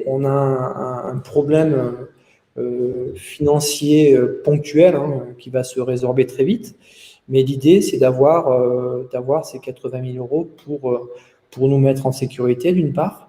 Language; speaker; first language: French; native; French